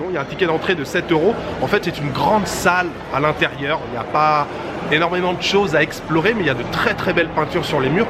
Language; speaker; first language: French; native; French